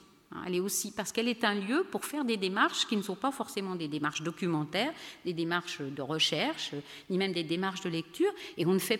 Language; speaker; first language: French; native; French